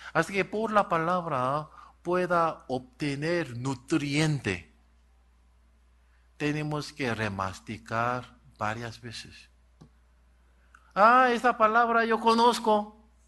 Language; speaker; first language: Spanish; non-native, learner; Korean